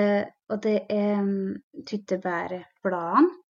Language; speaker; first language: Norwegian; non-native, local second language; Northern Sami